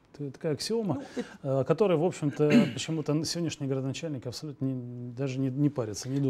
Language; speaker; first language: Russian; native; Russian